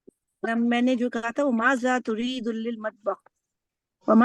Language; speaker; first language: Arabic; non-native, learner; Urdu